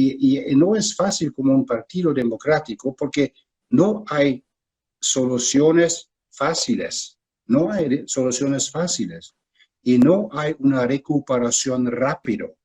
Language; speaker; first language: Spanish; non-native, fluent; German